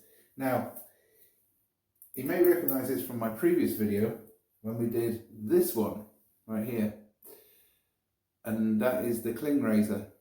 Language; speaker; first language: English; native; English